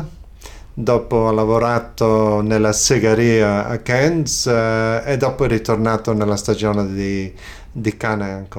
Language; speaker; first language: Italian; early bilingual, other home language; Friulian